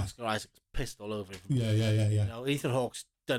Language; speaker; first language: English; native; English